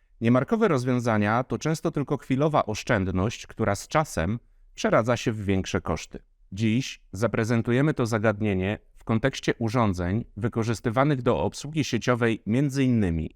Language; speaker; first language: Polish; native; Polish